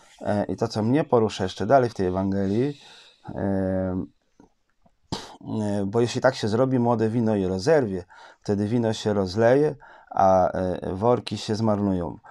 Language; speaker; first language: Polish; native; Polish